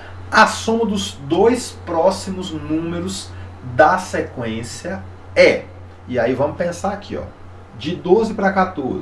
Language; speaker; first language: Portuguese; native; Portuguese